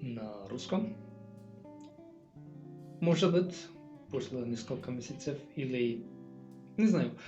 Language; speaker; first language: Russian; non-native, learner; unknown